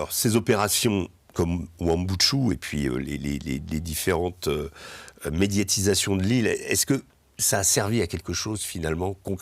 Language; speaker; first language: French; native; French